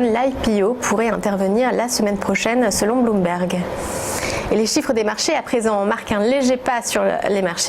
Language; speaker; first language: French; native; French